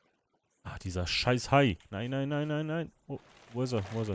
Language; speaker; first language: German; native; German